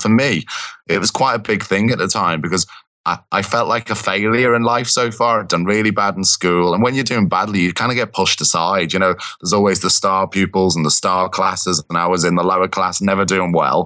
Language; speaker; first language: English; native; English